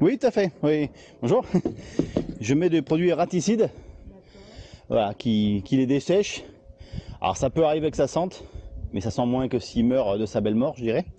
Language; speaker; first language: French; native; French